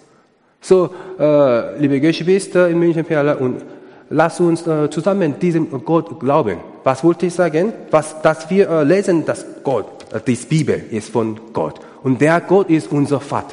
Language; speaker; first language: German; non-native, learner; Korean